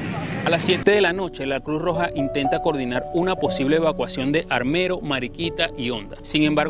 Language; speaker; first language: Spanish; native; Spanish